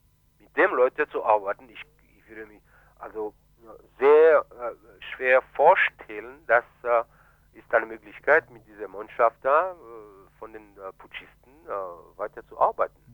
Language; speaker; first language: German; non-native, fluent; Haitian Creole